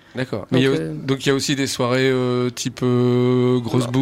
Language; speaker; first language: French; native; French